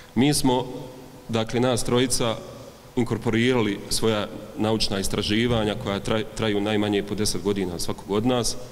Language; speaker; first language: Bosnian; native; Bosnian